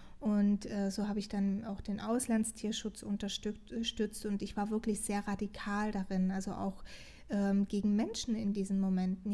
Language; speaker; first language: German; non-native, fluent; Portuguese